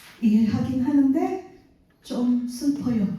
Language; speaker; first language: Korean; non-native, fluent; Filipino